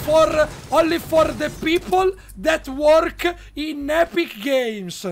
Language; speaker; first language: English; non-native, learner; Italian